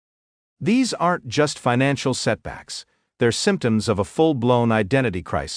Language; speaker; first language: English; native; English